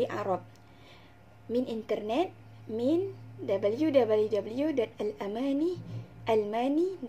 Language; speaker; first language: Arabic; non-native, learner; Malay